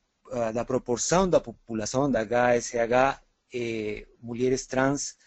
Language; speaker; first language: Portuguese; non-native, fluent; Spanish